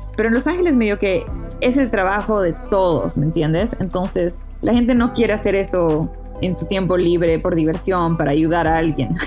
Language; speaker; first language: Spanish; native; Spanish